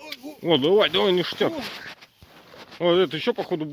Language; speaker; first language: Russian; native; Russian